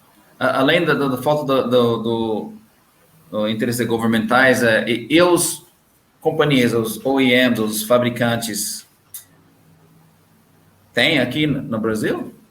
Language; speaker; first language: Portuguese; non-native, learner; English